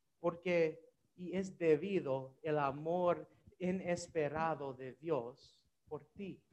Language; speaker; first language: Spanish; non-native, learner; English